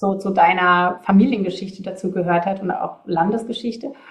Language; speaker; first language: German; native; German